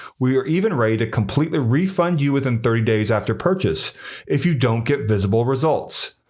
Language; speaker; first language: English; native; English